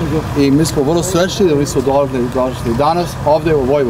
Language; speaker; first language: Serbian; early bilingual, heritage; Serbian